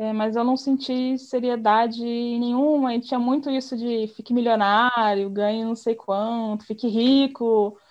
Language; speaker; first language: Portuguese; native; Portuguese